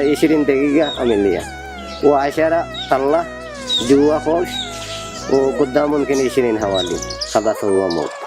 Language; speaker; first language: Arabic; non-native, learner; Bangla